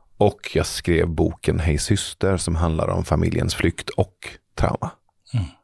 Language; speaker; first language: Swedish; early bilingual, other home language; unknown